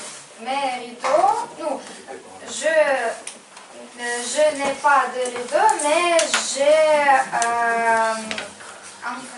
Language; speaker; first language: French; non-native, learner; Ukrainian